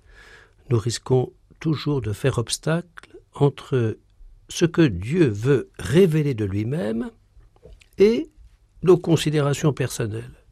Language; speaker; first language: French; native; French